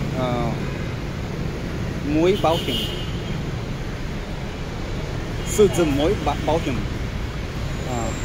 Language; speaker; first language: Vietnamese; non-native, learner; Japanese